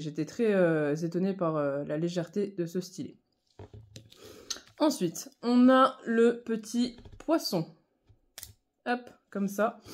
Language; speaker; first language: French; native; French